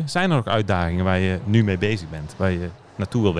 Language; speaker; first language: Dutch; native; Dutch